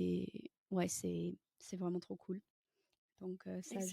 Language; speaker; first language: French; non-native, fluent; English